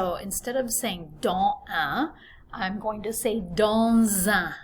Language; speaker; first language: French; non-native, fluent; English